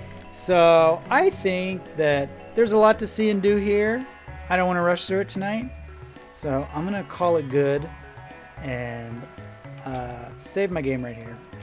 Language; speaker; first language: English; native; English